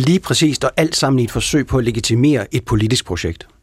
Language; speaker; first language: Danish; native; Danish